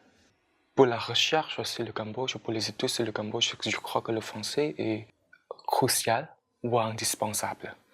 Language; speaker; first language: French; non-native, fluent; Khmer